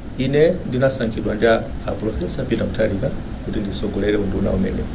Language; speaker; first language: Nyanja; native; Nyanja